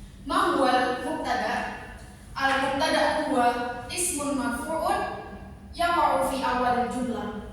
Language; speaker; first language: Arabic; non-native, fluent; Indonesian